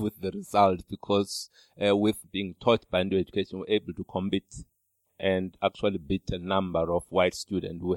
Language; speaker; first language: English; non-native, local second language; Xhosa